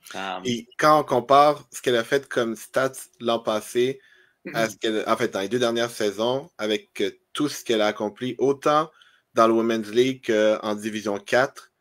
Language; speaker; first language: French; native; French